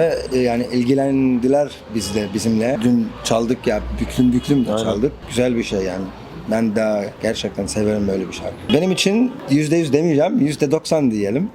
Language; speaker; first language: Turkish; non-native, learner; Arabic